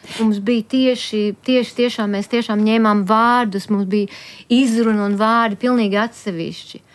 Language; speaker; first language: Latvian; early bilingual, heritage; Latvian